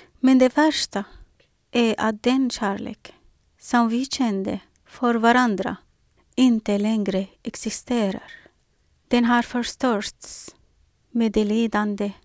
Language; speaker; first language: Swedish; non-native, learner; Arabic